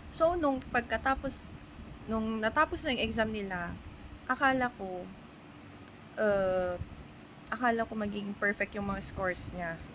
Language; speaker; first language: Filipino; non-native, local second language; Iloko